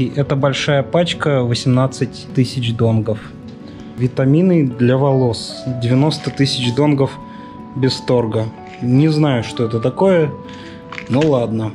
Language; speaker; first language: Russian; native; Russian